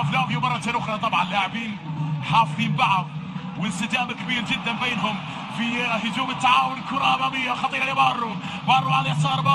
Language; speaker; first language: Arabic; native; Arabic